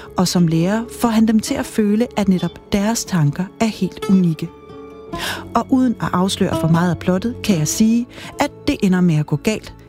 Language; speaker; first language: Danish; native; Danish